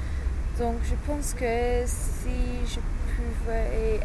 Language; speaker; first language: French; non-native, learner; English